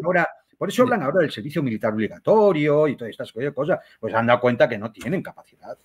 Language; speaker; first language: Spanish; native; Spanish